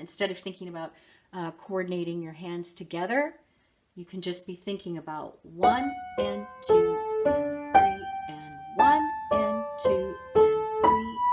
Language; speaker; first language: English; native; English